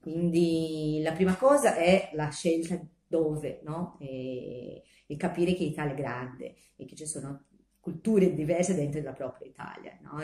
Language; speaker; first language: Italian; non-native, fluent; Portuguese